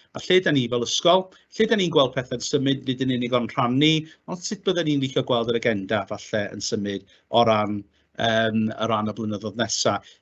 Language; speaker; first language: Welsh; native; Welsh